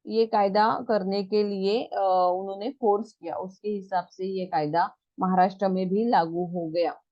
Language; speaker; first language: Hindi; non-native, local second language; Marathi